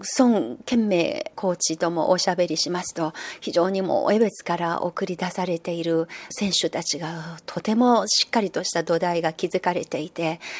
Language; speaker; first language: Japanese; non-native, fluent; Chinese